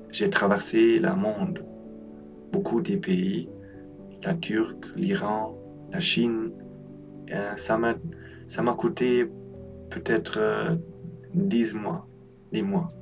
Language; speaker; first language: French; non-native, learner; Polish